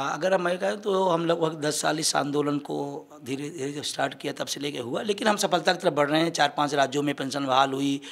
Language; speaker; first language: Hindi; native; Hindi